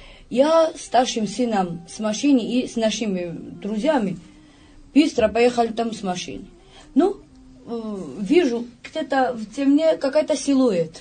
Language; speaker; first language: Russian; non-native, fluent; Georgian